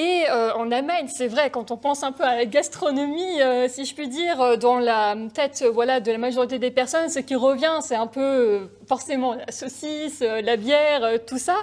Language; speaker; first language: French; native; French